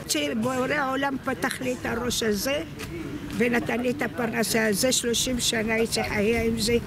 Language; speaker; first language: Hebrew; non-native, fluent; Arabic